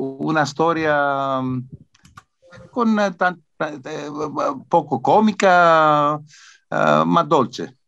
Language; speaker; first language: Italian; non-native, learner; Greek